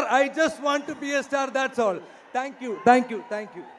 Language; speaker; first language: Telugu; non-native, learner; Malayalam